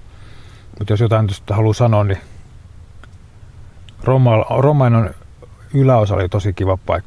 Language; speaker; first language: Finnish; native; Finnish